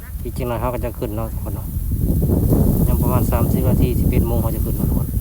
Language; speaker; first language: Thai; non-native, local second language; Lao